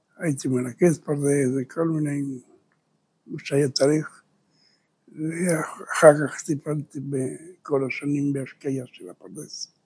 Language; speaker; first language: Hebrew; early bilingual, other home language; Spanish